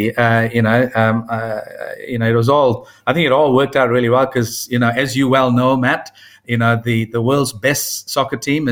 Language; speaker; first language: English; non-native, local second language; Tamil